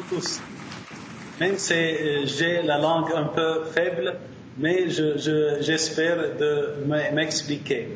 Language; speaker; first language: French; non-native, learner; Arabic